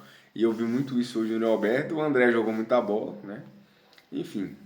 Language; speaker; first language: Portuguese; native; Portuguese